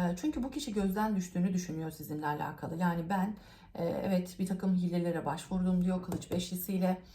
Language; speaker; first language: Turkish; native; Turkish